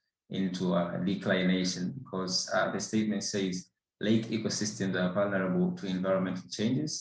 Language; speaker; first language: English; non-native, local second language; Swahili